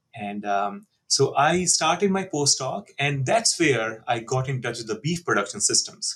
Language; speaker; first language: English; non-native, local second language; Hindi